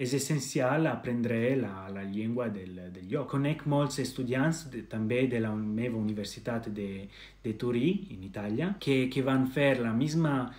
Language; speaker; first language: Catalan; non-native, learner; Italian